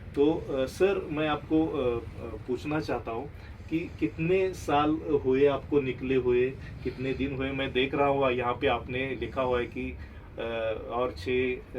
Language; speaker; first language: Hindi; non-native, local second language; Marathi